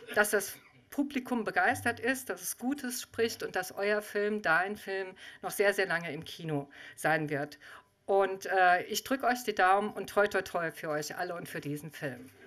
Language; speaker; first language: German; native; German